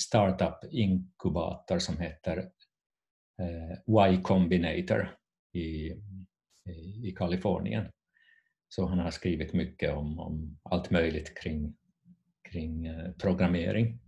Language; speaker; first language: Swedish; non-native, fluent; Finnish